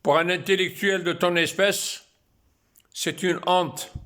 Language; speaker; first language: French; non-native, local second language; Arabic